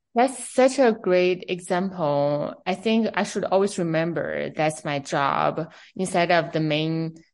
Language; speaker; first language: English; non-native, fluent; Chinese